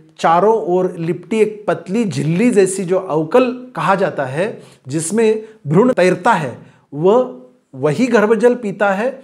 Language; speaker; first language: Hindi; non-native, local second language; Marathi